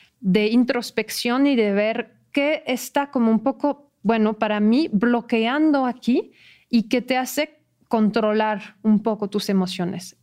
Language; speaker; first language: Spanish; non-native, fluent; French